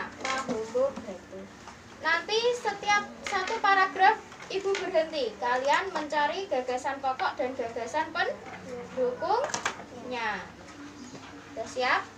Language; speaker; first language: Indonesian; native; Indonesian